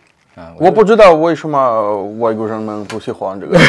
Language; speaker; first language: Chinese; non-native, learner; Russian